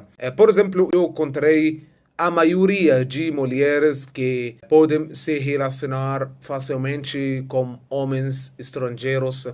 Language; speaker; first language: Portuguese; non-native, fluent; Arabic